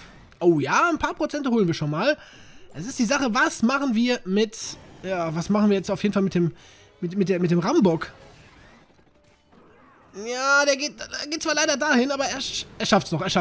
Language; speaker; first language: German; native; German